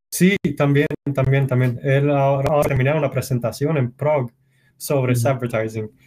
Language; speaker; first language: Spanish; early bilingual, heritage; Spanish